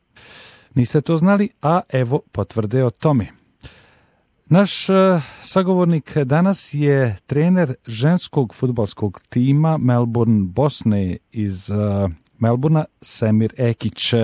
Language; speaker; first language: Serbian; native; Serbian